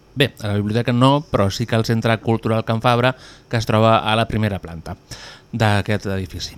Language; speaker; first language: Catalan; native; Catalan